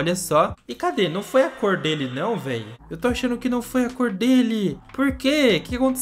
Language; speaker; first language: Portuguese; native; Portuguese